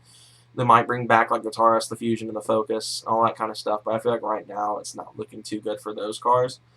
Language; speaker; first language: English; native; English